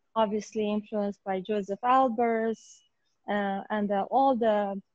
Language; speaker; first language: English; native; English